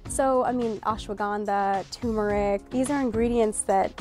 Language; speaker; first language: English; native; English